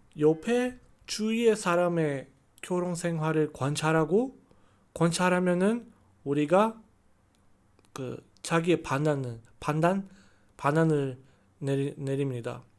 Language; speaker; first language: Korean; non-native, learner; Chinese